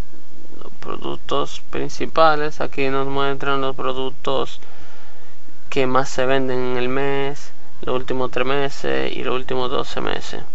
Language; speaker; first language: Spanish; native; Spanish